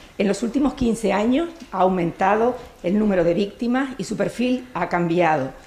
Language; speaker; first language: Spanish; native; Spanish